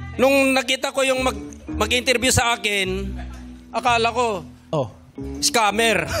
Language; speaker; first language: Filipino; non-native, local second language; Iloko